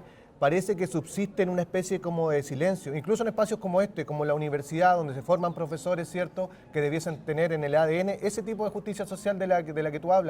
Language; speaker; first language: Spanish; native; Spanish